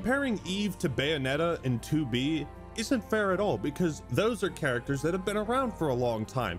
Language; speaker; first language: English; native; English